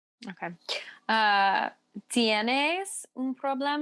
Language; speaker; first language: Spanish; non-native, learner; English